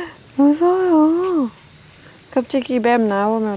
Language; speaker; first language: Korean; non-native, learner; Thai